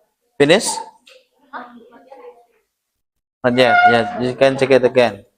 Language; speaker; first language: English; non-native, learner; Indonesian